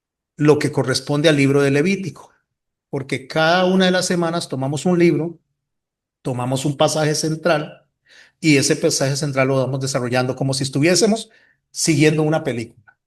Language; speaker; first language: Spanish; native; Spanish